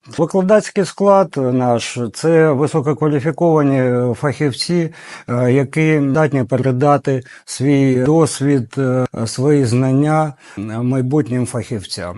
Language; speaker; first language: Ukrainian; native; Ukrainian